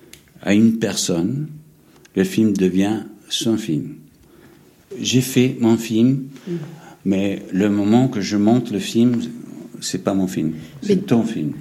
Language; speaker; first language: French; non-native, fluent; English